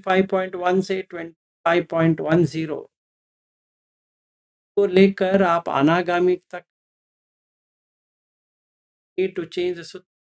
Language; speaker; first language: Hindi; native; Hindi